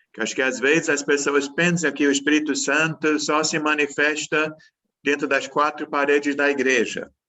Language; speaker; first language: Portuguese; non-native, fluent; English